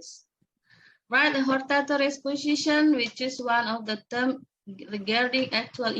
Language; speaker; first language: English; non-native, learner; Indonesian